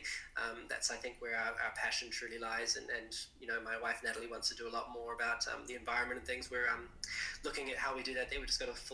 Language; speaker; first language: English; native; English